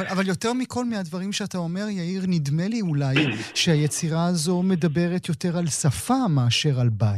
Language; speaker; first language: Hebrew; native; Hebrew